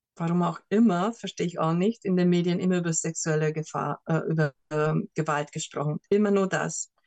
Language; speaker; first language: German; non-native, fluent; Hungarian